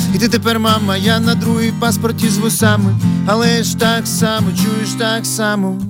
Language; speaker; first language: Ukrainian; native; Ukrainian